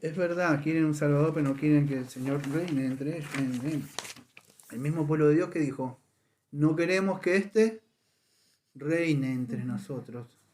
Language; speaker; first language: Spanish; native; Spanish